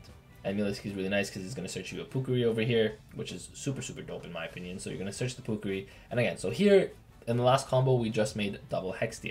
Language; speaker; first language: English; native; English